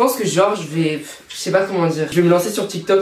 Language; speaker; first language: French; native; French